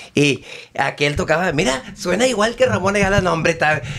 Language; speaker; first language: Spanish; early bilingual, heritage; Spanish